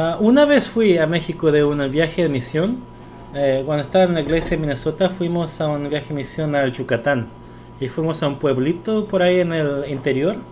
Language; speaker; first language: Spanish; early bilingual, other home language; Korean